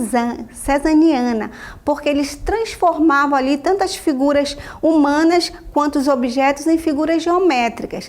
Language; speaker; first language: Portuguese; native; Portuguese